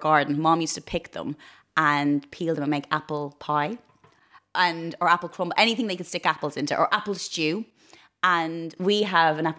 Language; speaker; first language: English; native; English